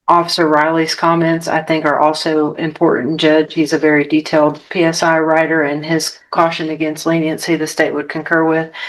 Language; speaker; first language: English; native; English